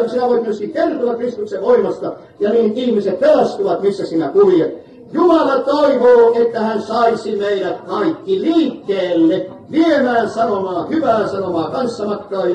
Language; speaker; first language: Finnish; native; Finnish